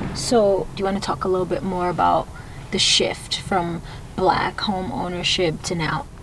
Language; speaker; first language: English; non-native, local second language; Hausa